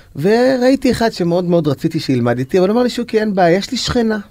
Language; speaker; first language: Hebrew; native; Hebrew